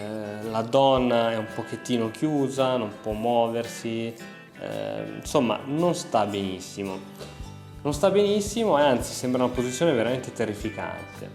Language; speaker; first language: Italian; native; Italian